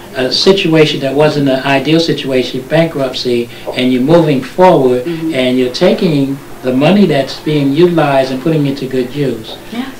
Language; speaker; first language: English; native; English